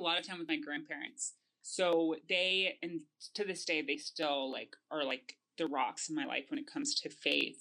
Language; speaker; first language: English; native; English